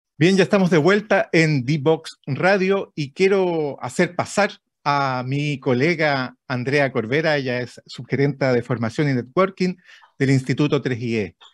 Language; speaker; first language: Spanish; native; Spanish